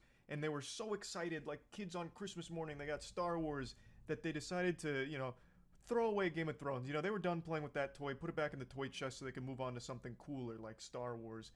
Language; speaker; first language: English; native; English